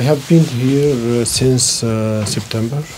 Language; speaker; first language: English; non-native, learner; Turkish